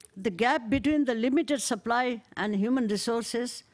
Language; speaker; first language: English; non-native, local second language; Nepali